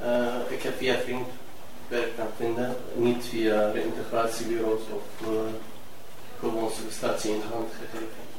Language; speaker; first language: Dutch; non-native, learner; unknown